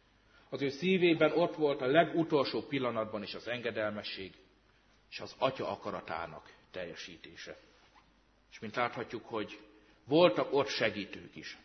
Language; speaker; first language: Hungarian; native; Hungarian